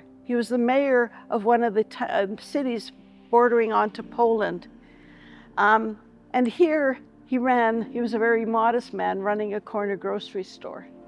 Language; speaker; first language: English; early bilingual, other home language; Ukrainian